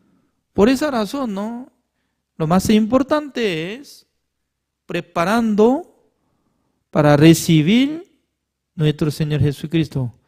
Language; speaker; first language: Spanish; non-native, fluent; Korean